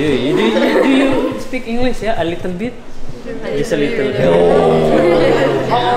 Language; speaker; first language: English; non-native, fluent; Indonesian